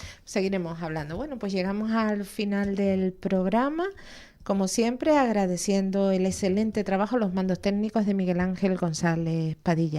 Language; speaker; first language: Spanish; native; Spanish